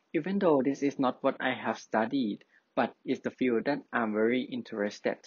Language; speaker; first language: English; non-native, fluent; Thai